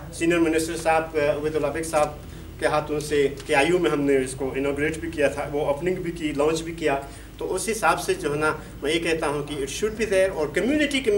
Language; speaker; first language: Urdu; non-native, local second language; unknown